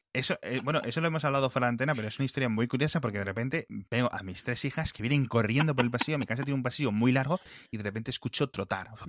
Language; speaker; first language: Spanish; native; Spanish